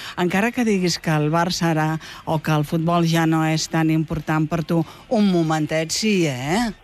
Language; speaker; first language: Catalan; native; Catalan